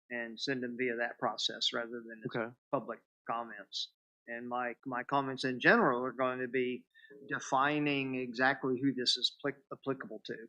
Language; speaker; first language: English; native; English